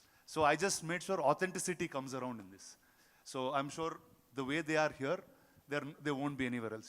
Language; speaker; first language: English; non-native, local second language; Telugu